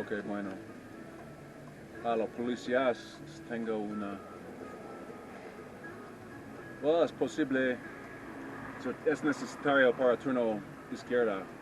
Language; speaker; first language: Spanish; non-native, learner; English